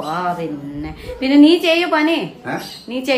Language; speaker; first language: Malayalam; non-native, learner; Nepali